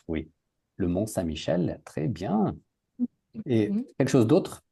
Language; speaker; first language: French; non-native, fluent; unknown